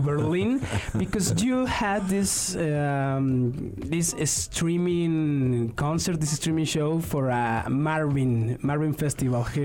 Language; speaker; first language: English; non-native, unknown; Spanish